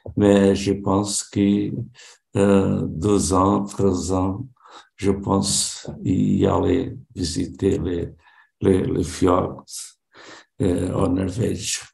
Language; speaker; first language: French; non-native, learner; Portuguese